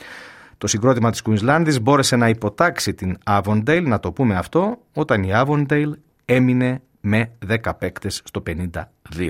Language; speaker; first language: Greek; native; Greek